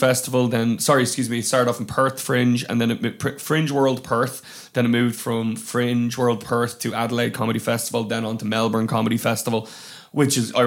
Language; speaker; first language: English; native; English